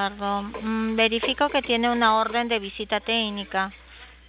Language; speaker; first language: Spanish; native; Spanish